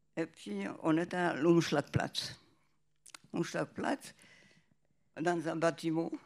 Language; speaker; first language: French; non-native, fluent; Polish